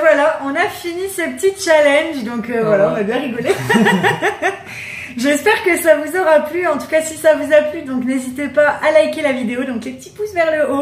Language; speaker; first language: French; native; French